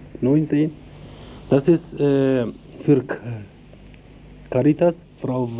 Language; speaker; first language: German; non-native, learner; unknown